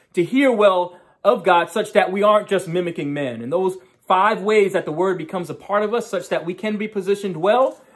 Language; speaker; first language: English; native; English